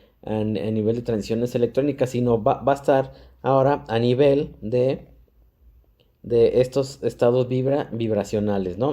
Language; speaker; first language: Spanish; native; Spanish